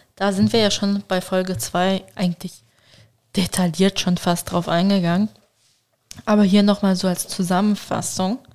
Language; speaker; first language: German; early bilingual, other home language; Turkish